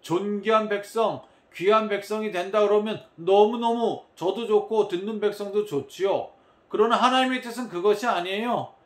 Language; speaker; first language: Korean; native; Korean